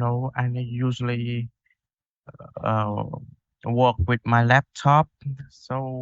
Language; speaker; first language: English; non-native, learner; Vietnamese